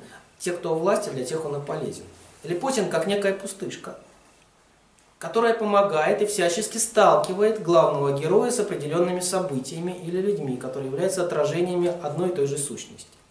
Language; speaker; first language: Russian; native; Russian